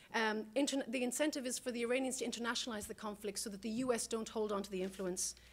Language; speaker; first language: English; native; English